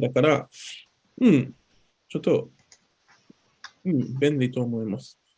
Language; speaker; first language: Japanese; non-native, learner; English